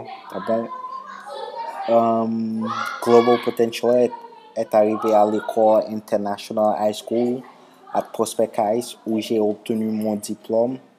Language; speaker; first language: French; non-native, local second language; Haitian Creole